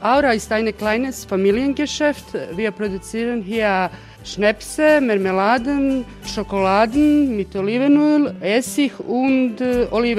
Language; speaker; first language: German; non-native, fluent; Croatian